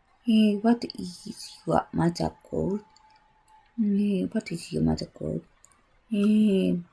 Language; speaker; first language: English; non-native, learner; Japanese